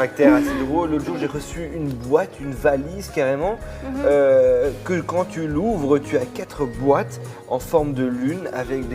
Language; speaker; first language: French; native; French